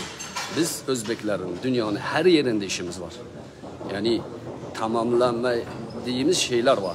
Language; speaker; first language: Turkish; non-native, learner; Uzbek